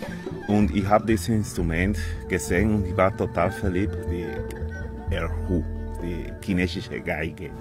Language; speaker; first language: German; non-native, fluent; Spanish